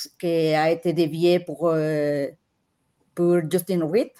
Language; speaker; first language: French; non-native, learner; Spanish